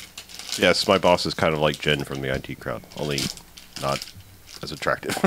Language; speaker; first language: English; native; English